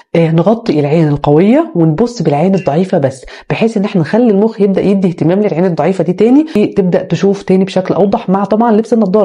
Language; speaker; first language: Arabic; native; Arabic